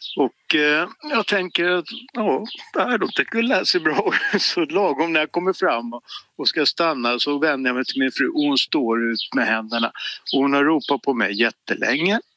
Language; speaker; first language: Swedish; native; Swedish